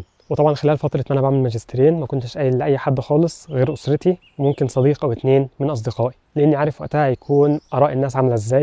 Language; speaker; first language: Arabic; native; Arabic